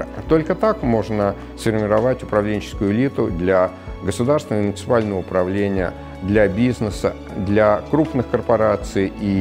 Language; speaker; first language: Russian; native; Russian